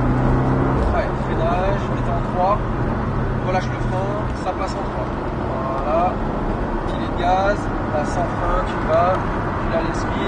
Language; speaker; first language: French; native; French